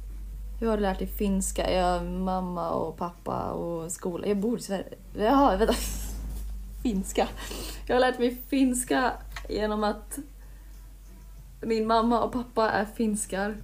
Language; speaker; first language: Swedish; early bilingual, other home language; Finnish